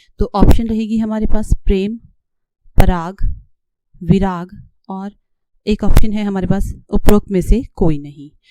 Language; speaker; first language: Hindi; native; Hindi